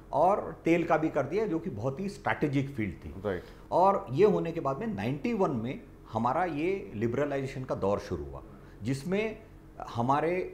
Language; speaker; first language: Hindi; non-native, local second language; Marathi